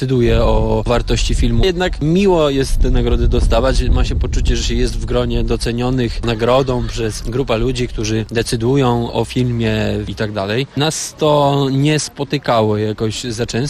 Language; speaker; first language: Polish; native; Polish